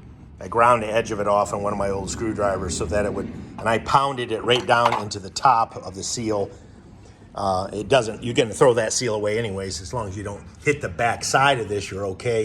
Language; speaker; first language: English; native; English